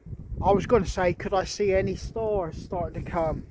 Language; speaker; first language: English; native; English